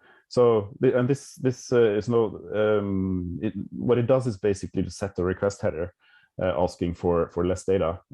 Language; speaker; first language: English; non-native, fluent; Norwegian